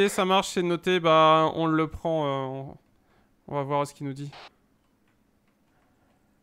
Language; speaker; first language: French; native; French